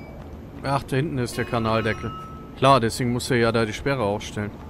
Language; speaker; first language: German; native; German